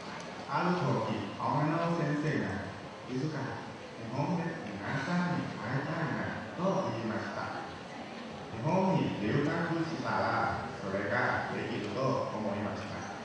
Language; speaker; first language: Japanese; non-native, learner; Lao